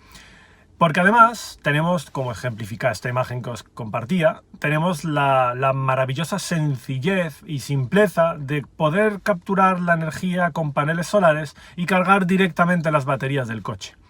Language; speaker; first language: Spanish; native; Spanish